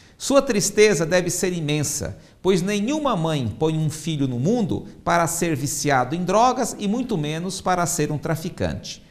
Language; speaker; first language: Portuguese; native; Portuguese